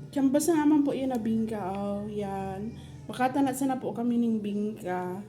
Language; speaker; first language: Filipino; non-native, local second language; Bikol